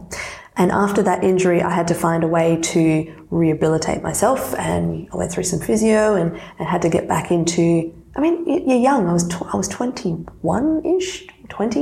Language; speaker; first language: English; non-native, local second language; Serbian